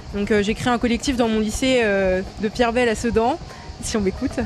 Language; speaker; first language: French; native; French